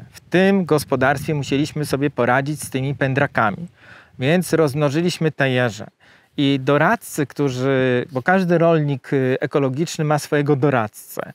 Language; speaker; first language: Polish; native; Polish